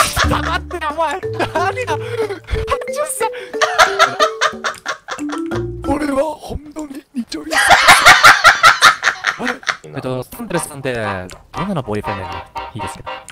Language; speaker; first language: Japanese; non-native, learner; Chinese